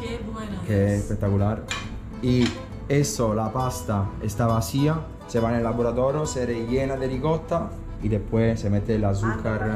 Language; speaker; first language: Spanish; non-native, fluent; Italian